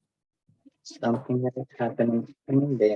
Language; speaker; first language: English; non-native, fluent; Spanish